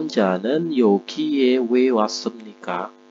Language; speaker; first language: Korean; non-native, fluent; Indonesian